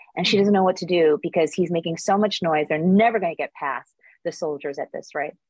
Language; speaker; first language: English; early bilingual, other home language; Korean